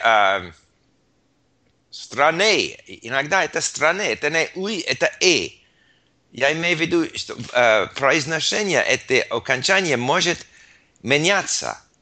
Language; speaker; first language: Russian; non-native, learner; English